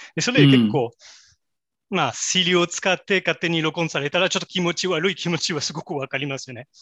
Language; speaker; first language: Japanese; non-native, fluent; French